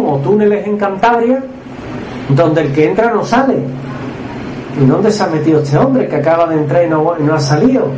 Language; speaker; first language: Spanish; native; Spanish